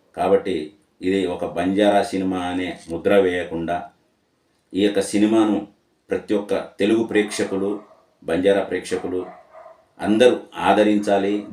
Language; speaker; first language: Telugu; non-native, local second language; Lambadi